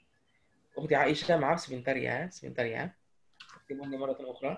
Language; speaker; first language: Indonesian; non-native, learner; Arabic